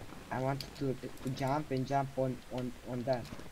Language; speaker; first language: English; non-native, fluent; Romanian